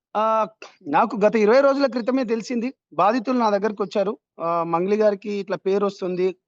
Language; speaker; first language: Telugu; non-native, local second language; Lambadi